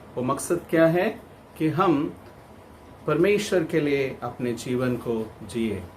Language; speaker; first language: Hindi; non-native, local second language; Kannada